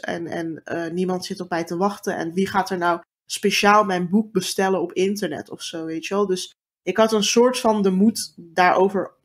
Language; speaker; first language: Dutch; early bilingual, other home language; Turkish